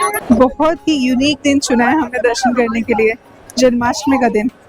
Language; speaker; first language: Hindi; native; Hindi